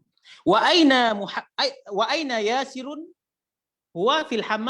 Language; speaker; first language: Arabic; non-native, fluent; Indonesian